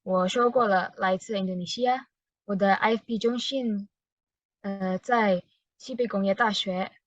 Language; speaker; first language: Chinese; non-native, learner; Indonesian